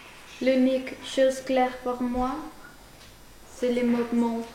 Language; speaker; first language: French; non-native, learner; Spanish